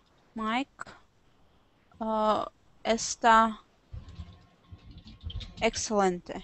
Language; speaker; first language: Spanish; non-native, learner; Russian